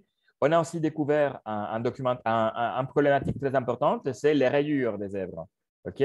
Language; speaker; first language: French; non-native, fluent; Spanish